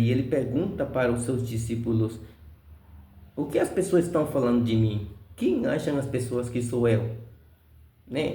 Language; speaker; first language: Portuguese; non-native, fluent; Spanish